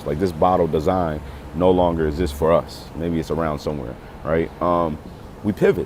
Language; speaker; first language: English; native; English